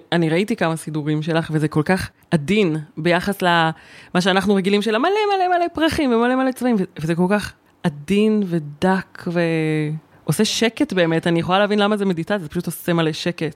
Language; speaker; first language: Hebrew; native; Hebrew